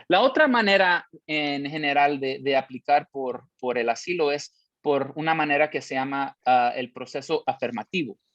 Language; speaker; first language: Spanish; early bilingual, heritage; Spanish